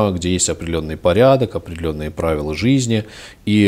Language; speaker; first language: Russian; native; Russian